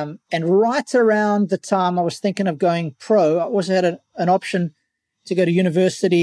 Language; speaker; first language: English; native; English